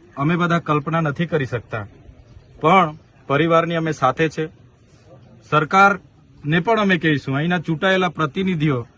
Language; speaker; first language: Gujarati; non-native, local second language; Bhili